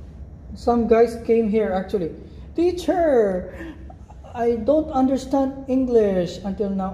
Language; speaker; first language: English; non-native, fluent; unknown